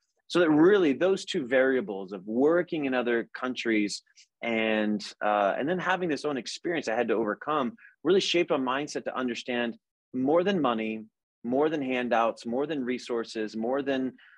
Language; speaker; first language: English; native; English